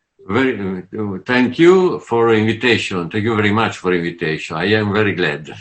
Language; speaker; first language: English; non-native, learner; Italian